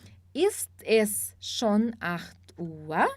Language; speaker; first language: German; non-native, fluent; Portuguese